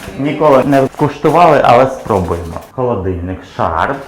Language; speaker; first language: Ukrainian; native; Ukrainian